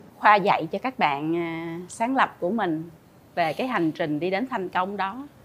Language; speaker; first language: Vietnamese; native; Vietnamese